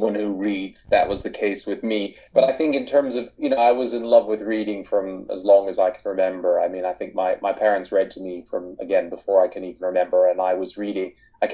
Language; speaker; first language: English; native; English